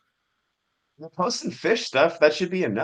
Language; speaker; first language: English; native; English